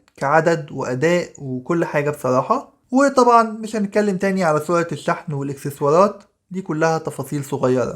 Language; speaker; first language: Arabic; native; Arabic